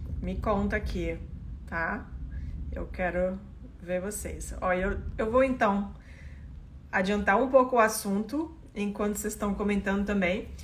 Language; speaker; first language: Portuguese; non-native, fluent; French